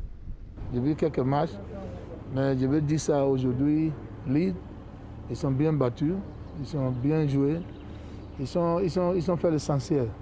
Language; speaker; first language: French; non-native, learner; English